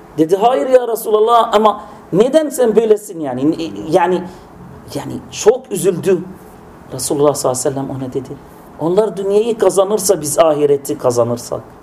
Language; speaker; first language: Turkish; non-native, fluent; Arabic